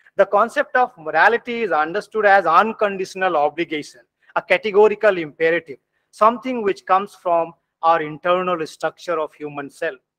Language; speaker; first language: English; non-native, local second language; Hindi